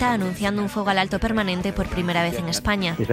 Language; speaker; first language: Spanish; native; Spanish